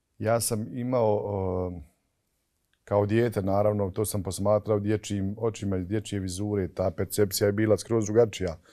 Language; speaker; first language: Bosnian; native; Bosnian